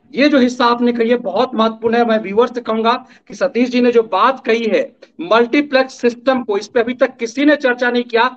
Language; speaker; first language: Hindi; native; Hindi